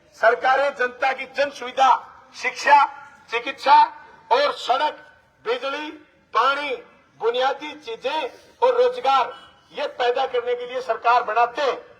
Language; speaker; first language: Hindi; native; Hindi